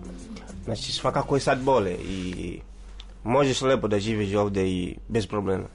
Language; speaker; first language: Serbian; non-native, learner; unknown